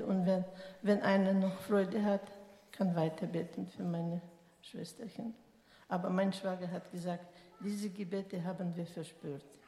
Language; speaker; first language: German; early bilingual, heritage; German